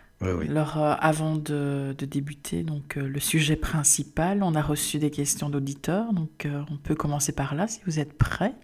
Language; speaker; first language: French; native; French